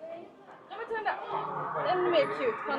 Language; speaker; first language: Swedish; early bilingual, other home language; Mongolian